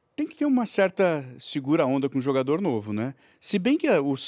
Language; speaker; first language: Portuguese; native; Portuguese